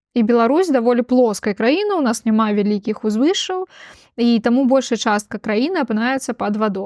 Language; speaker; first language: Belarusian; non-native, local second language; Russian